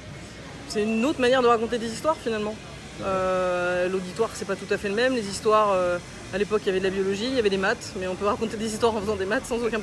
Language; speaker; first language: French; native; French